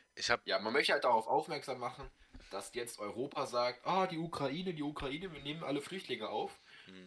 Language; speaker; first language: German; native; German